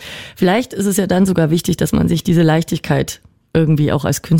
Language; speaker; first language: German; native; German